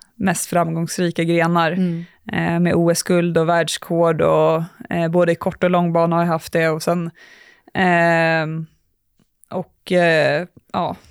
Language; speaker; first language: Swedish; native; Swedish